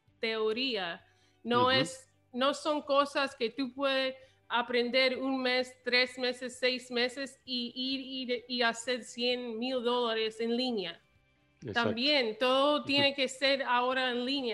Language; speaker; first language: Spanish; early bilingual, heritage; English